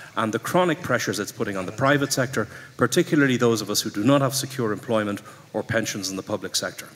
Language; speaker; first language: English; native; English